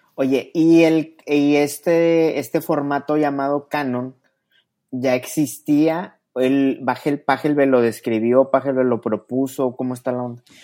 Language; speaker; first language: Spanish; native; Spanish